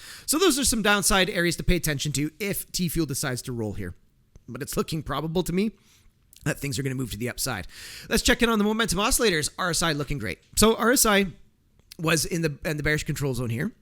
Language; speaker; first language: English; native; English